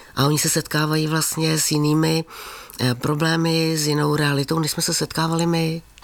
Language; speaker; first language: Czech; native; Czech